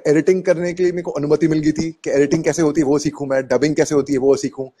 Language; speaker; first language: Hindi; native; Hindi